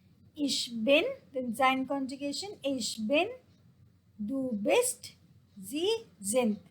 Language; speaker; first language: German; non-native, fluent; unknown